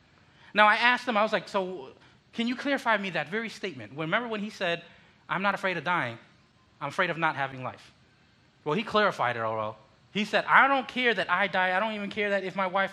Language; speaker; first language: English; native; English